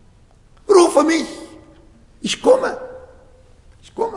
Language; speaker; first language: German; non-native, fluent; Arabic